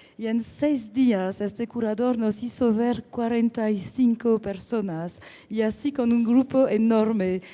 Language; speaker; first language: Spanish; non-native, fluent; French